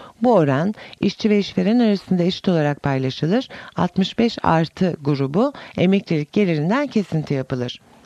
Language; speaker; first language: Turkish; native; Turkish